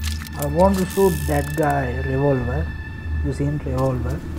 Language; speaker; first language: English; non-native, learner; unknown